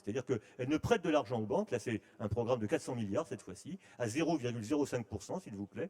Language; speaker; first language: French; native; French